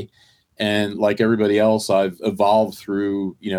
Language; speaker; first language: English; native; English